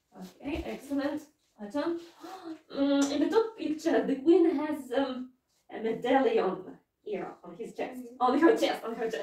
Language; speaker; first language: English; non-native, fluent; Russian